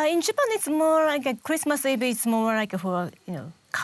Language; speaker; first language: English; non-native, learner; Japanese